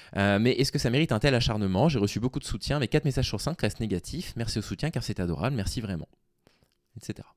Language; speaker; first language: French; native; French